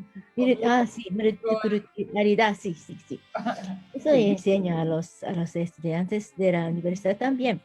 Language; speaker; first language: Spanish; non-native, learner; Japanese